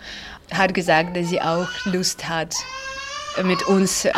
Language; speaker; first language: German; non-native, learner; Ukrainian